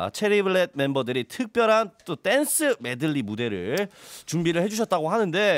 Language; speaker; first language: Korean; native; Korean